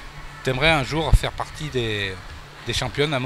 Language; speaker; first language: French; native; French